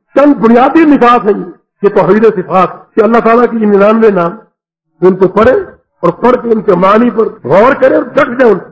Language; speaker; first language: Urdu; native; Urdu